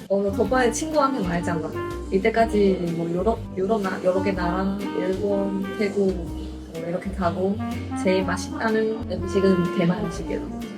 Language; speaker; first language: Korean; non-native, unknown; Chinese